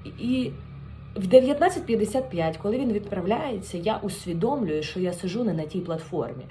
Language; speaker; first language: Ukrainian; non-native, local second language; Russian